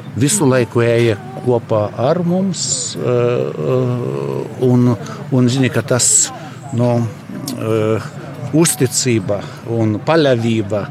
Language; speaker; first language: Latvian; non-native, learner; Lithuanian